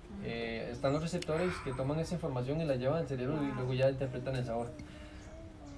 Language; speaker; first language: Spanish; native; Spanish